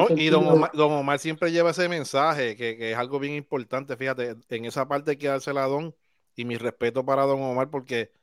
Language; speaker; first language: Spanish; native; Spanish